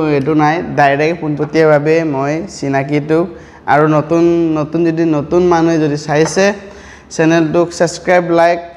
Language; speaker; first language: Assamese; non-native, local second language; Mising